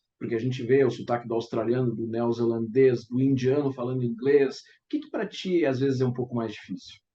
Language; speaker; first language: Portuguese; native; Portuguese